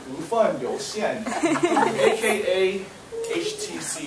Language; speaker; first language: Chinese; non-native, learner; English